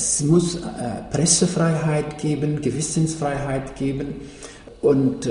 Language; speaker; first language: German; non-native, fluent; Arabic